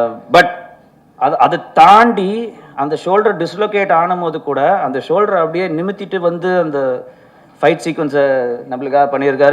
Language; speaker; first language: Tamil; native; Tamil